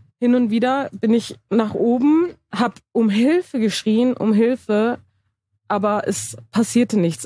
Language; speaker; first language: German; early bilingual, other home language; Turkish